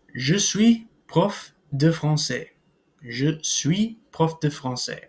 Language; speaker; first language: French; non-native, fluent; English